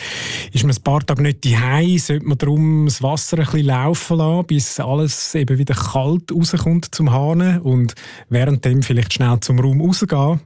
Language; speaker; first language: German; native; German